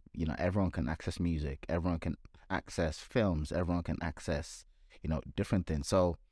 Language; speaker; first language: English; non-native, local second language; Yoruba